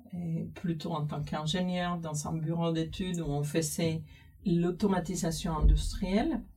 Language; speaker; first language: French; non-native, fluent; Spanish